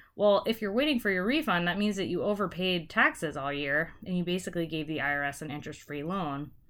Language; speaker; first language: English; native; English